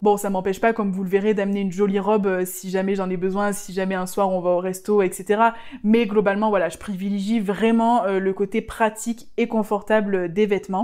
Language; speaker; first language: French; native; French